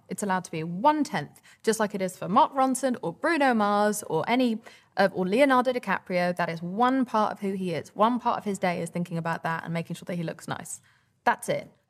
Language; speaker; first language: English; native; English